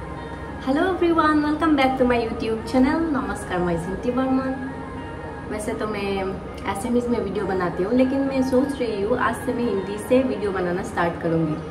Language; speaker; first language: Hindi; non-native, local second language; Assamese